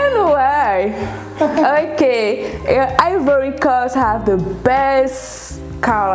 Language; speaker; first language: English; non-native, local second language; French